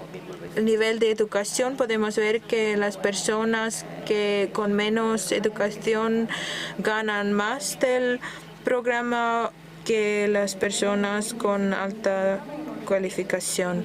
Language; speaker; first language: Spanish; non-native, fluent; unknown